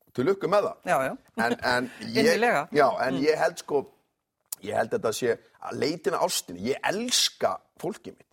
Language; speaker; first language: Icelandic; native; Icelandic